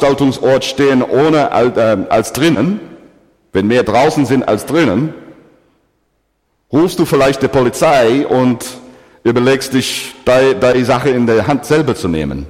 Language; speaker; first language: German; non-native, fluent; English